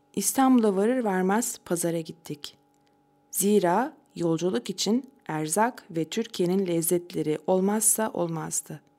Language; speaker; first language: Turkish; native; Turkish